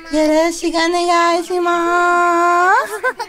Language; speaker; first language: Japanese; non-native, learner; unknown